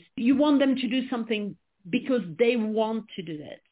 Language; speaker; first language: English; non-native, fluent; French